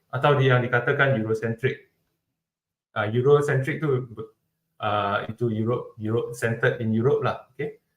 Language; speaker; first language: Malay; non-native, local second language; Chinese